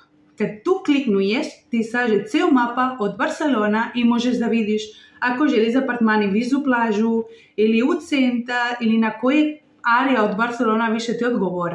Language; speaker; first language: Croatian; non-native, learner; Spanish